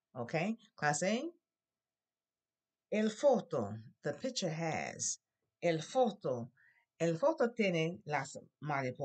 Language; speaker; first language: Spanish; non-native, learner; English